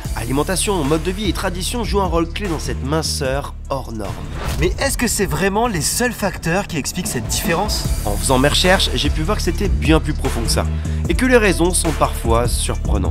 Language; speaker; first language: French; native; French